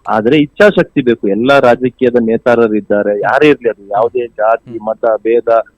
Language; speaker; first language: Kannada; non-native, local second language; Tulu